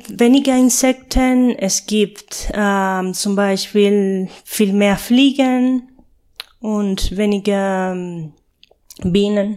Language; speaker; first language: German; non-native, fluent; Spanish